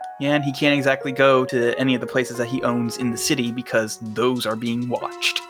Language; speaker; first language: English; native; English